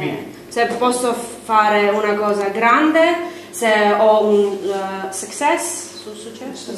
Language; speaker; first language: Italian; non-native, learner; Armenian